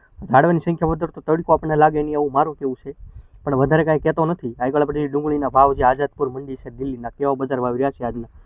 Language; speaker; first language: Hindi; non-native, local second language; Gujarati